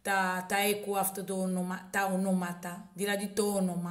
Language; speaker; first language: Greek; non-native, learner; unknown